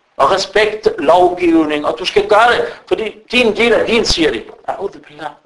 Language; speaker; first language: Danish; early bilingual, other home language; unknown